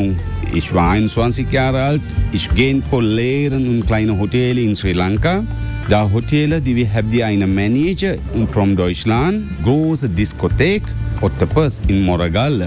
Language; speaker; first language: German; non-native, learner; Sinhala